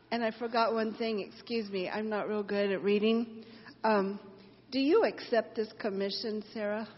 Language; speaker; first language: English; native; English